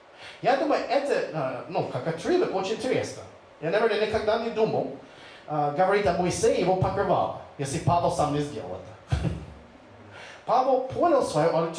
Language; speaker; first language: Russian; non-native, fluent; English